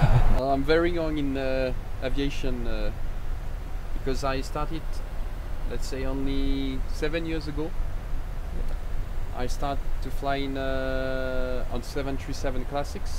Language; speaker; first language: English; non-native, fluent; French